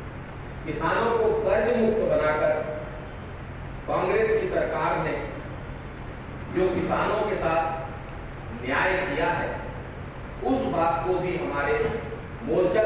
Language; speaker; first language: Hindi; native; Hindi